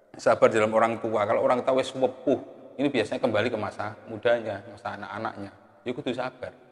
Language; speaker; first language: Indonesian; non-native, local second language; Javanese